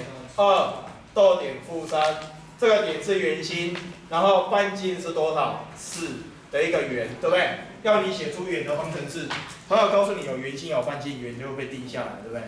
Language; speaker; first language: Chinese; native; Chinese